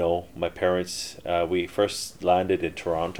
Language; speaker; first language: English; early bilingual, other home language; Korean